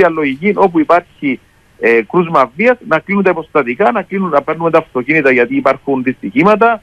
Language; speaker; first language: Greek; native; Greek